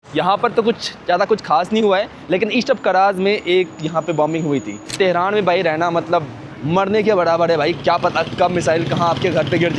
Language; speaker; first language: Hindi; native; Hindi